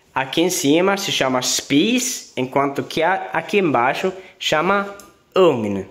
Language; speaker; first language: Portuguese; non-native, fluent; Swedish